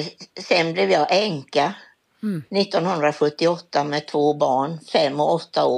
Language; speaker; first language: Swedish; native; Swedish